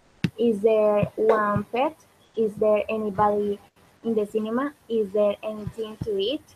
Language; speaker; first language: English; non-native, learner; Spanish